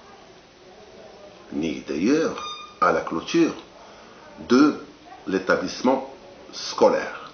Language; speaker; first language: French; non-native, local second language; Arabic